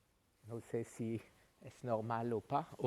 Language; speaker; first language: Spanish; non-native, learner; French